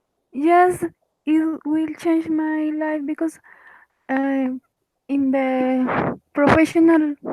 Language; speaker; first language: English; non-native, learner; Spanish